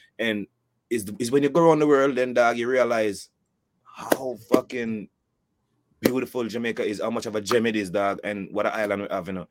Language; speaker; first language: English; native; English